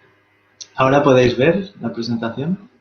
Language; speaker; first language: Spanish; native; Spanish